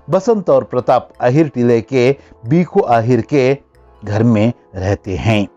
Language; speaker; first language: Hindi; non-native, local second language; Kannada